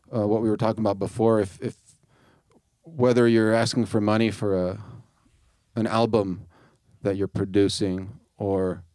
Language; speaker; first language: English; native; English